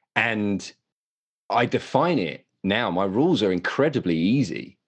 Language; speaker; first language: English; native; English